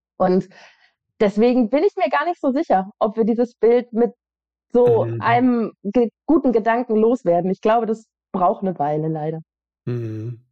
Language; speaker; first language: German; native; German